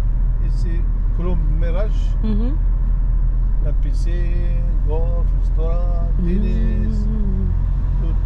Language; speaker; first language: French; non-native, learner; Arabic